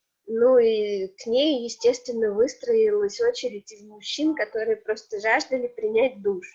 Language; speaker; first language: Russian; native; Russian